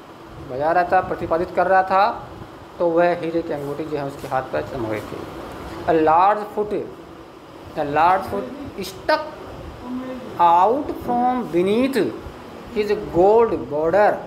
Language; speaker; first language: Hindi; native; Hindi